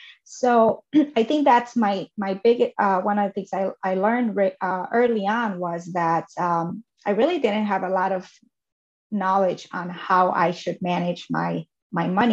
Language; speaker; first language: English; native; English